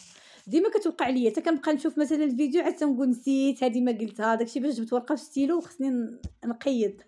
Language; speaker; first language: Arabic; native; Arabic